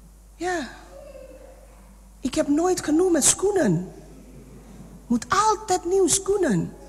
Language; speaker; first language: Dutch; non-native, fluent; Indonesian